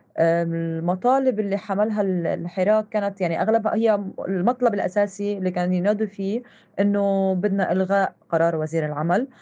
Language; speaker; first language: Arabic; native; Arabic